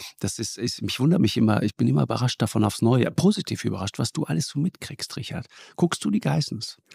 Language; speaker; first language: German; native; German